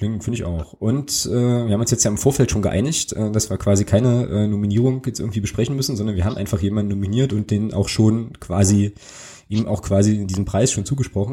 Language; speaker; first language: German; native; German